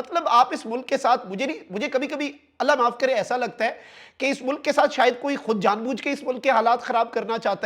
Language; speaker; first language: Urdu; native; Urdu